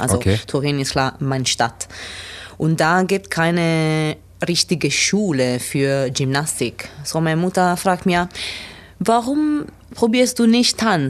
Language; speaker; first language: German; non-native, learner; Italian